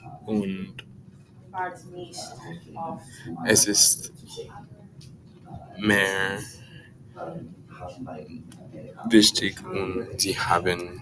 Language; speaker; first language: German; non-native, learner; English